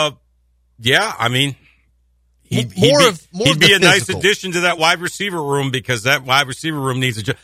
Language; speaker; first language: English; native; English